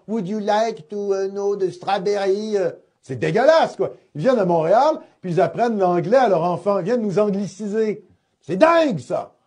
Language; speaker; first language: French; native; French